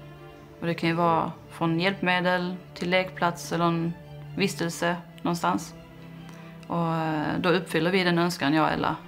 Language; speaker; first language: Swedish; native; Swedish